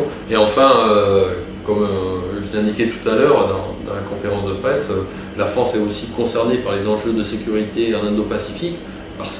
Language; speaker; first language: French; native; French